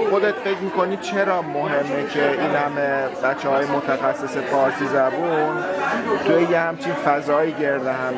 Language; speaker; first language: Persian; native; Persian